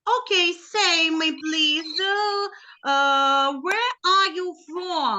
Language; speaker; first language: English; non-native, learner; Ukrainian